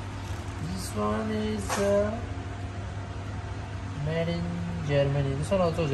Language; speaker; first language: English; non-native, learner; Filipino